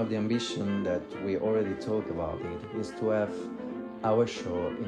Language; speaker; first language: English; non-native, fluent; Italian